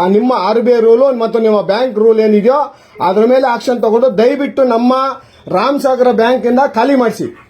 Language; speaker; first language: Kannada; native; Kannada